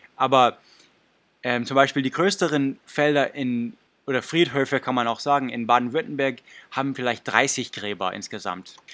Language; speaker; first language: German; non-native, fluent; English